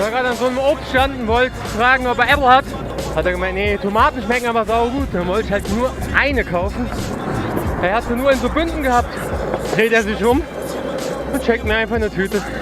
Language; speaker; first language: German; native; German